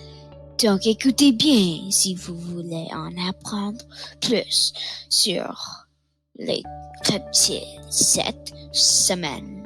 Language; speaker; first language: French; non-native, local second language; English